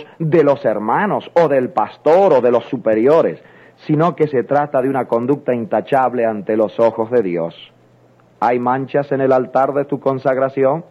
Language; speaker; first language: Spanish; native; Spanish